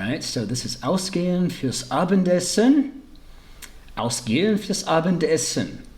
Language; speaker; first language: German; early bilingual, heritage; English